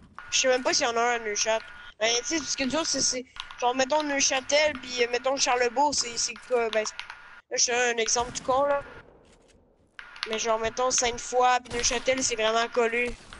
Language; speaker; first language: French; native; French